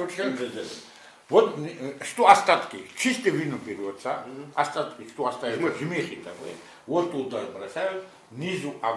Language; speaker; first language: Russian; non-native, fluent; Georgian